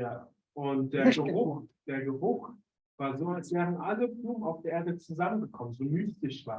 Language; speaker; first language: German; native; German